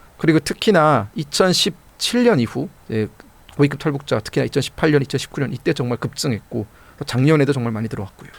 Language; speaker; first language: Korean; native; Korean